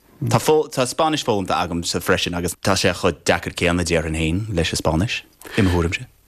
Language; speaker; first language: Irish; non-native, fluent; English